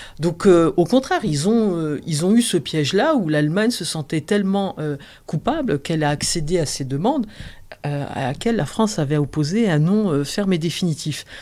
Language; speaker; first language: French; early bilingual, other home language; Arabic